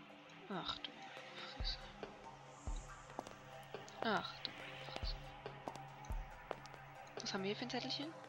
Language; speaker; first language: German; native; German